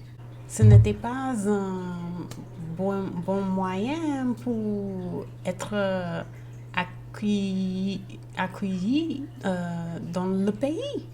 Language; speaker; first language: French; non-native, learner; English